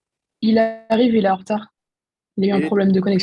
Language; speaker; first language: French; native; French